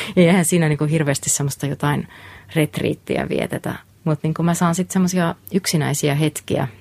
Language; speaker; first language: Finnish; native; Finnish